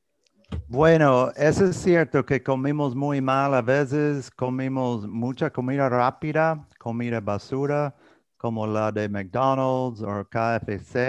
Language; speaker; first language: Spanish; non-native, fluent; English